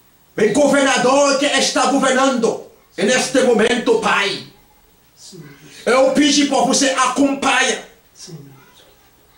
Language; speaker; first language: Portuguese; non-native, learner; Haitian Creole